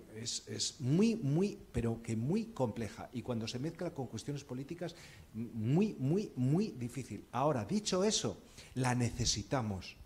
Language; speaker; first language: Spanish; native; Spanish